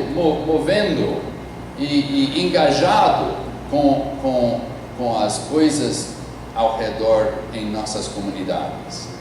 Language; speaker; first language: Portuguese; non-native, fluent; English